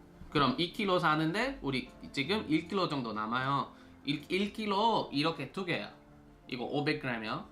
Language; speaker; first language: Korean; non-native, fluent; Spanish